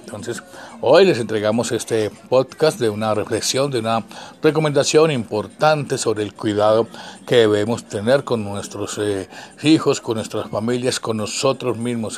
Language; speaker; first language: Spanish; native; Spanish